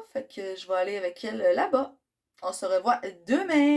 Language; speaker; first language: French; native; French